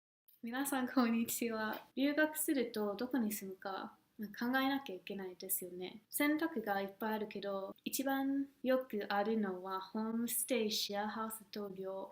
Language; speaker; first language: Japanese; non-native, fluent; English